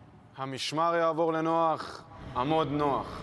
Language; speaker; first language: Hebrew; native; Hebrew